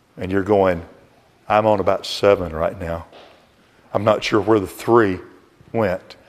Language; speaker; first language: English; native; English